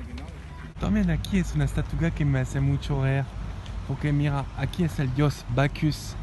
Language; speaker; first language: Spanish; non-native, learner; French